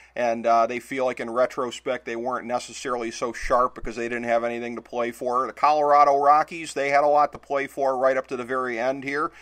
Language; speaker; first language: English; native; English